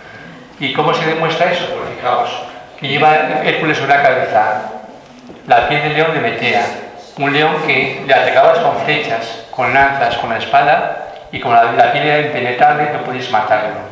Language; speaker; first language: Spanish; native; Spanish